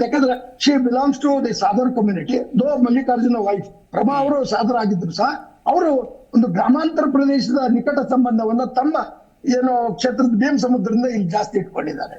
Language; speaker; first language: Kannada; native; Kannada